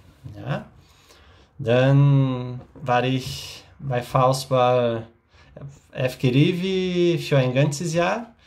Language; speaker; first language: German; non-native, learner; Portuguese